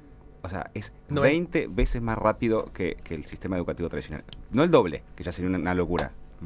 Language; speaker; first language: Spanish; native; Spanish